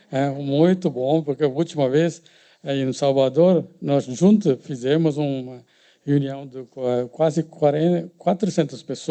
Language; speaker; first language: Portuguese; non-native, learner; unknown